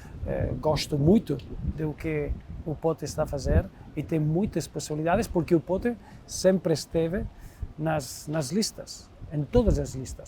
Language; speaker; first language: Portuguese; non-native, fluent; Spanish